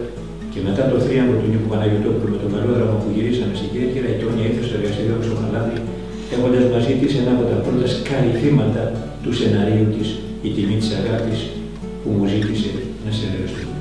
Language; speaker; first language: Greek; native; Greek